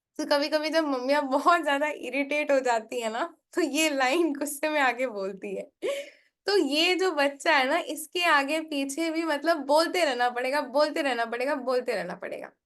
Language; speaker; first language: Hindi; non-native, local second language; Bangla